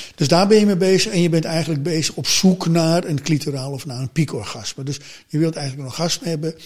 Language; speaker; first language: Dutch; native; Dutch